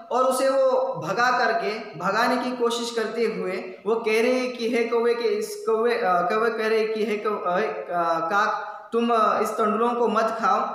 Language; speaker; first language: Hindi; non-native, local second language; Marathi